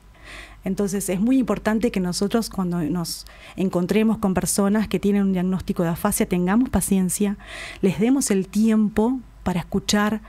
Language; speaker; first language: Spanish; native; Spanish